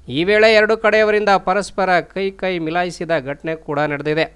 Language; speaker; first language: Kannada; native; Kannada